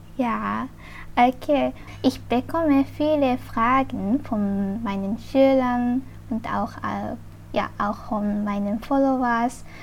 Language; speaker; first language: German; non-native, fluent; Japanese